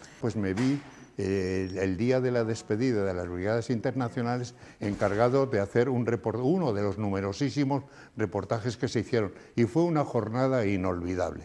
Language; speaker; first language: Spanish; native; Spanish